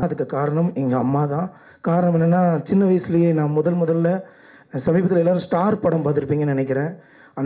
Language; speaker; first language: Tamil; native; Tamil